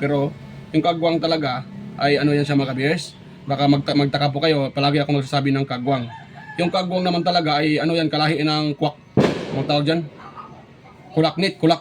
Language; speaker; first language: Filipino; non-native, local second language; Cebuano